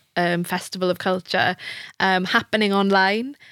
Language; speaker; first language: English; non-native, local second language; Welsh